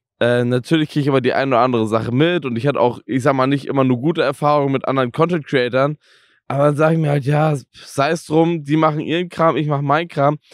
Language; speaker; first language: German; native; German